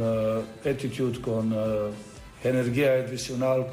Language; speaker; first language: Spanish; non-native, learner; Serbian